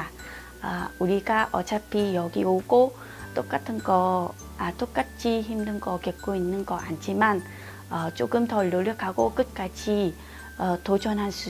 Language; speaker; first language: Korean; non-native, fluent; Vietnamese